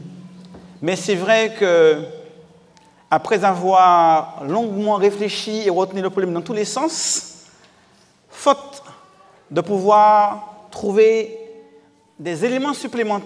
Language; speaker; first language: French; native; French